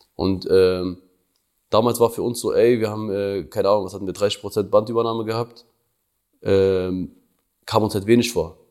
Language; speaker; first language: German; early bilingual, other home language; Albanian